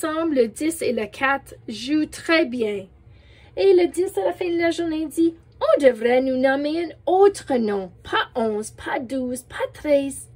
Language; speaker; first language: French; non-native, fluent; English